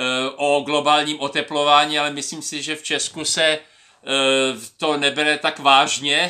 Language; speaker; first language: Czech; native; Czech